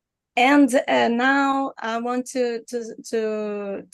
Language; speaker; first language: English; non-native, learner; Portuguese